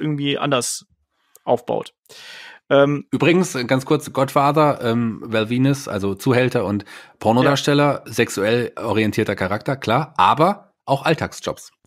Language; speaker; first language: German; native; German